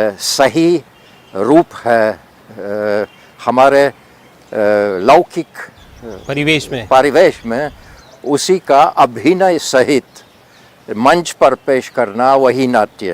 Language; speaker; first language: Hindi; non-native, fluent; Polish